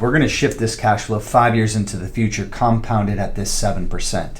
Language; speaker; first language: English; native; English